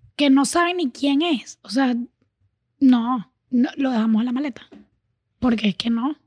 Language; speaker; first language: Spanish; native; Spanish